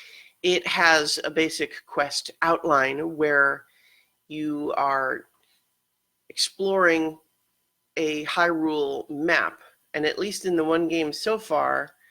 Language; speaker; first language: English; native; English